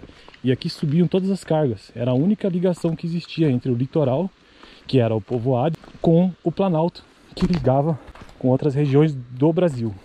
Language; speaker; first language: Portuguese; native; Portuguese